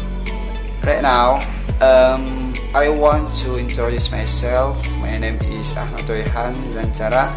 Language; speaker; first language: English; non-native, learner; Indonesian